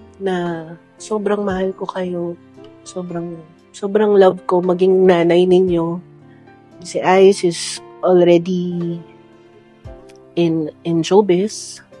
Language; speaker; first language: Filipino; native; Filipino